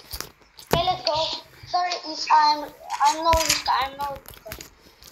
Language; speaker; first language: English; non-native, learner; Russian